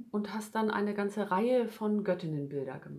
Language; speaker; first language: German; native; German